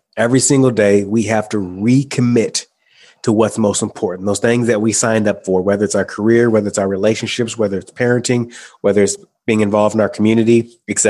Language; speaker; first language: English; native; English